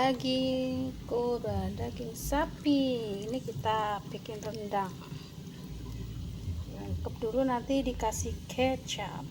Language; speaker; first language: Indonesian; non-native, local second language; Javanese